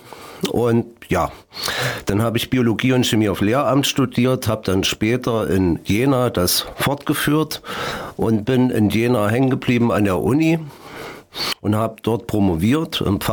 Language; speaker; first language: German; native; German